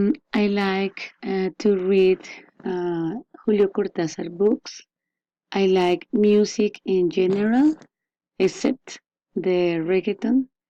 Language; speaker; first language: English; non-native, learner; Spanish